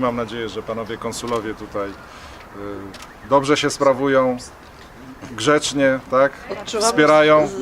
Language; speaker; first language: Polish; native; Polish